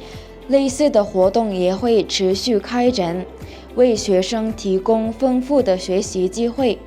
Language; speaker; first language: Chinese; non-native, learner; Mongolian